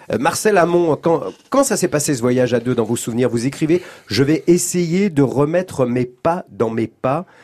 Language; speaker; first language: French; native; French